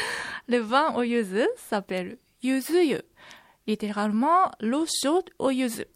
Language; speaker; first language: French; non-native, fluent; Japanese